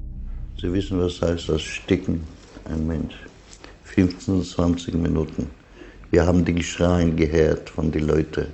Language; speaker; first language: German; non-native, learner; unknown